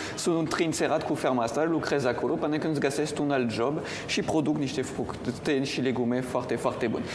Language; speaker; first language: Romanian; non-native, fluent; French